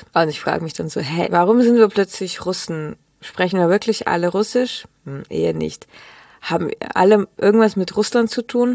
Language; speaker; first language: German; early bilingual, other home language; Russian